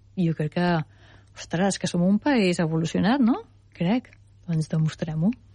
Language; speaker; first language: Catalan; native; Catalan